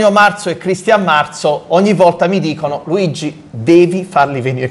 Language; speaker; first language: Italian; native; Italian